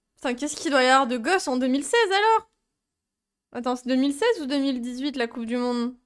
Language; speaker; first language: French; native; French